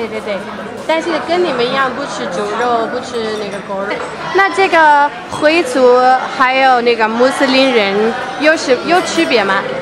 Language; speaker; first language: Chinese; non-native, fluent; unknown